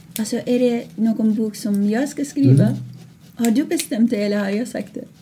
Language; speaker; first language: Swedish; non-native, fluent; Persian